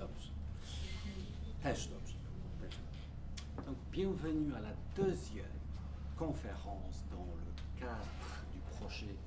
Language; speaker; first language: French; non-native, fluent; Polish